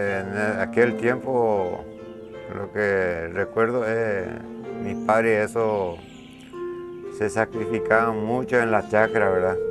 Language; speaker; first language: Spanish; early bilingual, other home language; Japanese